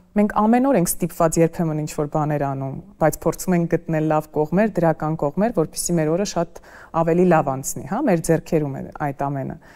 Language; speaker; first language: Armenian; native; Armenian